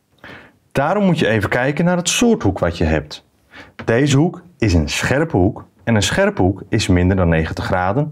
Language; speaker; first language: Dutch; native; Dutch